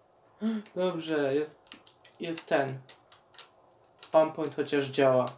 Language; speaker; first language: Polish; native; Polish